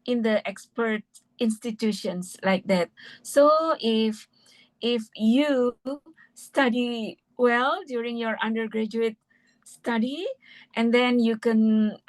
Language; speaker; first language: English; non-native, fluent; Indonesian